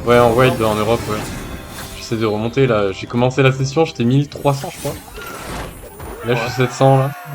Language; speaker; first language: French; native; French